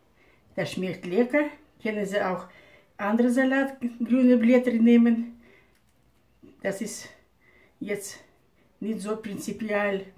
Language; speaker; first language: German; non-native, fluent; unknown